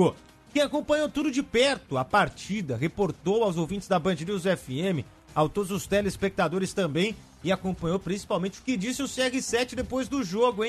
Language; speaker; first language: Portuguese; native; Portuguese